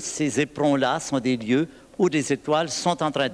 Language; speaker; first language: French; native; French